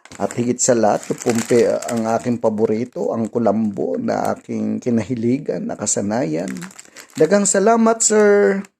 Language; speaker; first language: Filipino; non-native, local second language; Cebuano